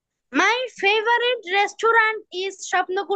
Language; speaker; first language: English; non-native, learner; Bangla